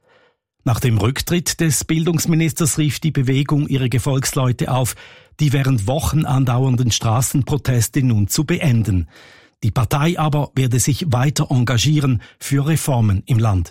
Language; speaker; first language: German; native; German